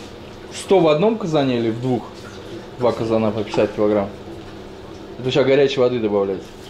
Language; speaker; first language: Russian; native; Russian